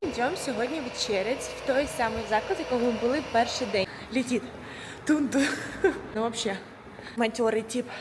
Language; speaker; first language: Ukrainian; non-native, local second language; Russian